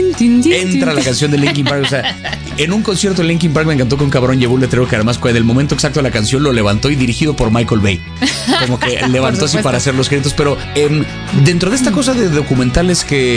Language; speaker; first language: Spanish; native; Spanish